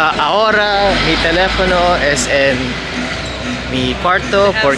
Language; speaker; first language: Spanish; non-native, learner; English